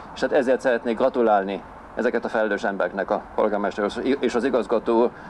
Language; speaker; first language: Hungarian; non-native, fluent; German